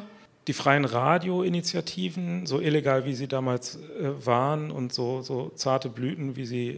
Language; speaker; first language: German; native; German